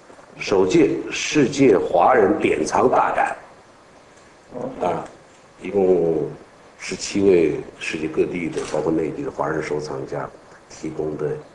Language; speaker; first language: Chinese; native; Chinese